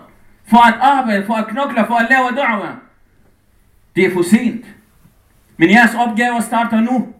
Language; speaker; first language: Danish; non-native, fluent; Arabic